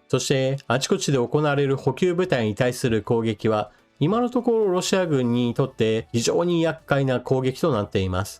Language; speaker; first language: Japanese; native; Japanese